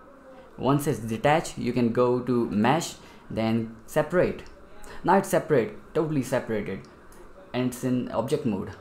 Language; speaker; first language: English; non-native, fluent; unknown